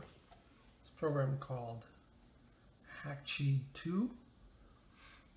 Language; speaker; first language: English; native; English